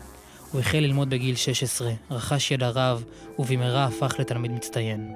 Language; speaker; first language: Hebrew; native; Hebrew